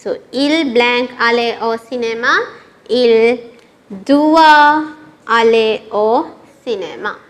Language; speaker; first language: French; non-native, fluent; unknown